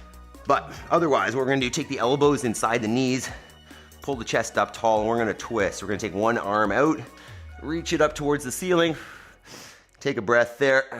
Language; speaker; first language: English; native; English